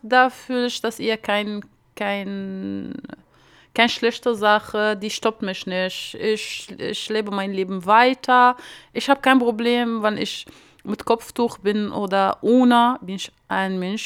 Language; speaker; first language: German; non-native, fluent; Arabic